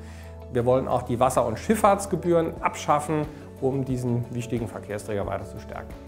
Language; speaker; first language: German; native; German